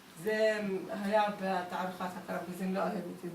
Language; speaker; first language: Hebrew; non-native, local second language; Arabic